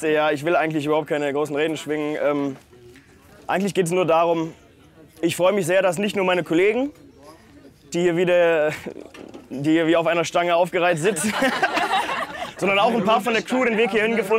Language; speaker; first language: German; native; German